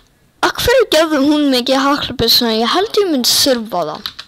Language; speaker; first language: Icelandic; early bilingual, heritage; Icelandic